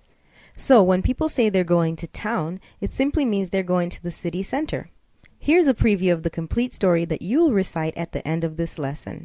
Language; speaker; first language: English; non-native, local second language; Shona